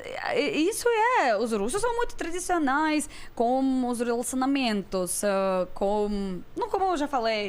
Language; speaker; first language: Portuguese; non-native, fluent; Russian